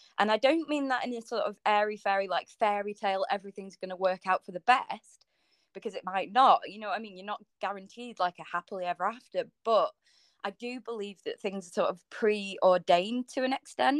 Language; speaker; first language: English; native; English